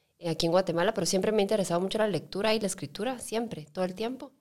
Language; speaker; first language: Spanish; native; Spanish